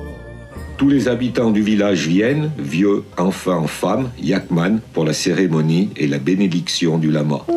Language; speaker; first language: French; native; French